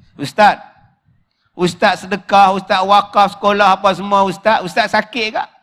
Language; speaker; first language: Malay; native; Malay